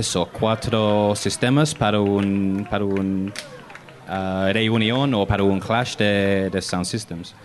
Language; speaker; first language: Spanish; non-native, learner; English